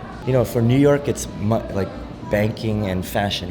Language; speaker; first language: English; early bilingual, other home language; Korean